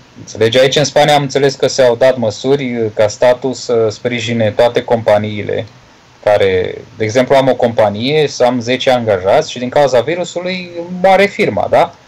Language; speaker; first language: Romanian; native; Romanian